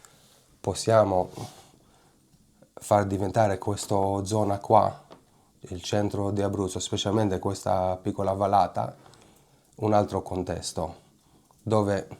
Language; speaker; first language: Italian; non-native, fluent; Hebrew